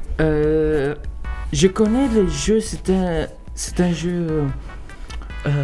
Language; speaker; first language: French; non-native, local second language; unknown